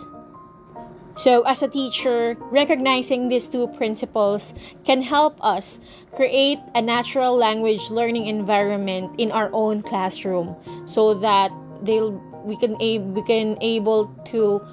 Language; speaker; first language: English; non-native, local second language; Filipino